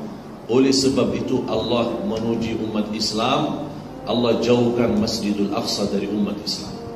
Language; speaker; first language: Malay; non-native, fluent; Arabic